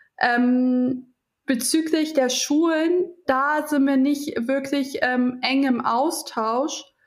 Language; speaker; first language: German; early bilingual, other home language; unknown